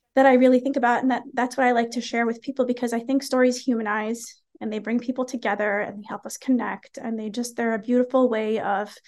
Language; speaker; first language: English; early bilingual, other home language; Arabic